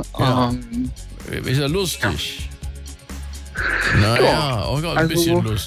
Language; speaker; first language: German; native; German